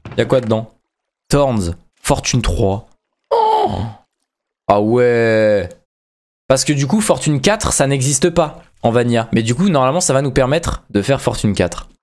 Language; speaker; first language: French; native; French